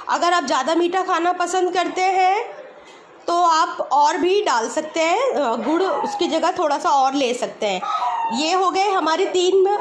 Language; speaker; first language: Hindi; native; Hindi